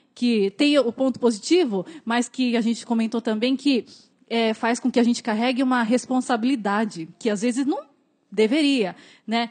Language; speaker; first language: Portuguese; native; Portuguese